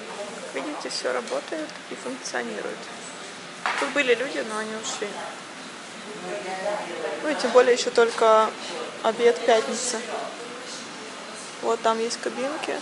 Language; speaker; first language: Russian; native; Russian